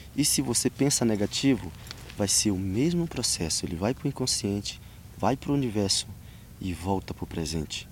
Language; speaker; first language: Portuguese; non-native, local second language; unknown